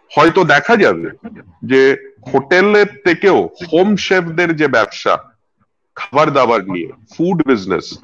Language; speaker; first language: Bangla; native; Bangla